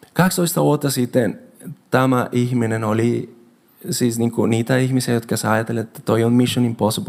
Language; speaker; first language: Finnish; non-native, fluent; Spanish